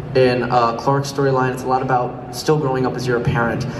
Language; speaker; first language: English; native; English